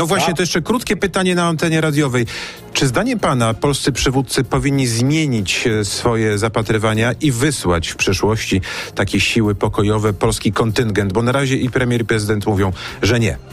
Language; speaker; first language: Polish; native; Polish